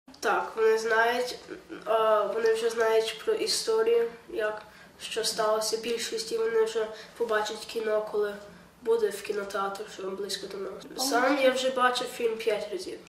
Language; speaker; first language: Ukrainian; early bilingual, heritage; Ukrainian